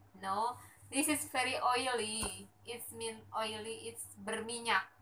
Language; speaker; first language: English; non-native, learner; Indonesian